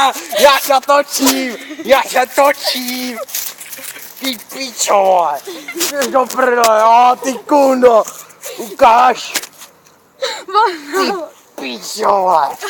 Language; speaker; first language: Czech; native; Czech